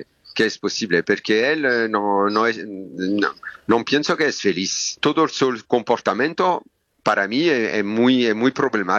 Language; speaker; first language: Spanish; non-native, learner; French